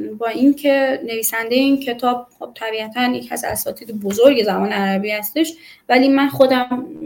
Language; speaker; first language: Persian; native; Persian